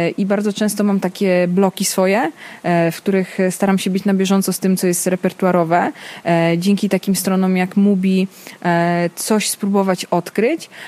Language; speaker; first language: Polish; early bilingual, other home language; Italian